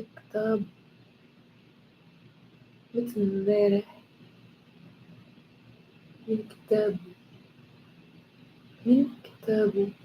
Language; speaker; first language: Arabic; non-native, learner; English